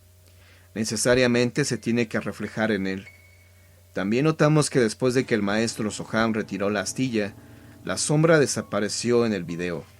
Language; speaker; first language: Spanish; native; Spanish